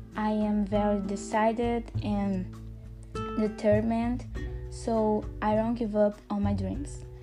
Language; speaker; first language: English; non-native, learner; Portuguese